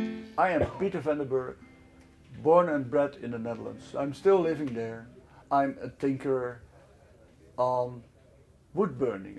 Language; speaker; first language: English; non-native, fluent; Dutch